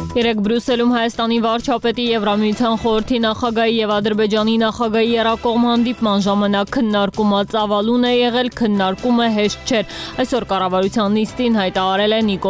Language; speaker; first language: Armenian; native; Armenian